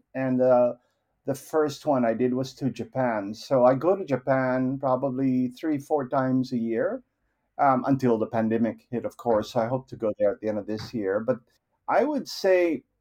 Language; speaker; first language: English; non-native, local second language; Filipino